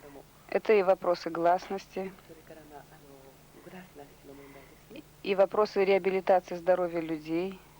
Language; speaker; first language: Russian; native; Russian